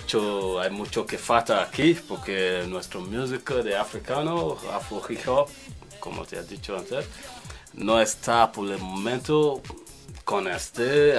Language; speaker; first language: Spanish; non-native, learner; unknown